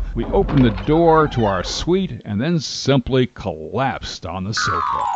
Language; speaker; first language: English; native; English